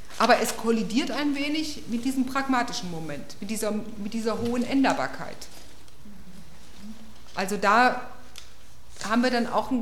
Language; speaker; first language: German; native; German